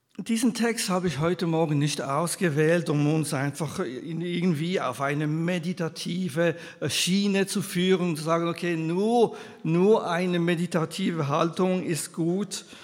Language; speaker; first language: German; non-native, local second language; French